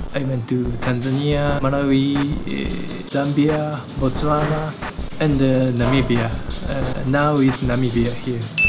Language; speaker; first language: English; non-native, learner; Japanese